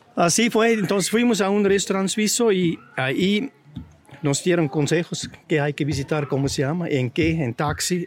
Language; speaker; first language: Spanish; non-native, fluent; Swiss German